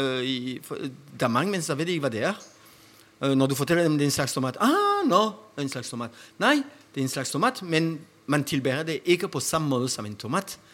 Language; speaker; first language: Danish; non-native, fluent; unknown